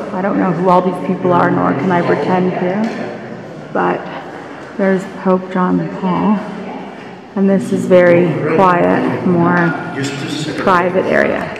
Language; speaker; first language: English; early bilingual, heritage; English